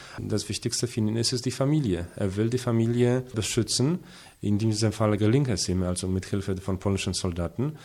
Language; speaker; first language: German; non-native, fluent; Polish